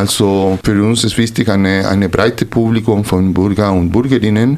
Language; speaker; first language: German; non-native, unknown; Spanish